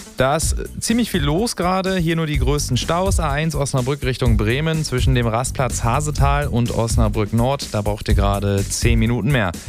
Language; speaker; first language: German; native; German